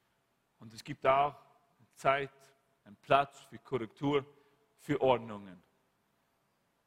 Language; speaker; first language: German; non-native, fluent; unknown